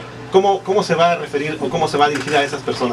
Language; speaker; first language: Spanish; native; Spanish